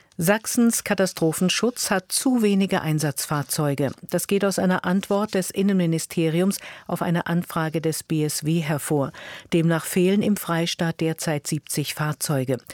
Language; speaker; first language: German; native; German